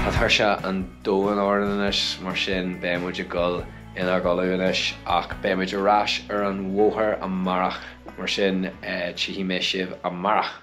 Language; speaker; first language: Irish; non-native, local second language; English